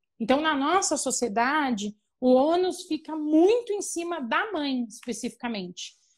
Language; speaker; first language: Portuguese; native; Portuguese